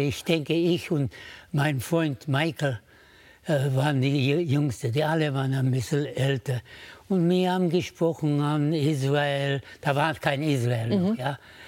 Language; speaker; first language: German; native; German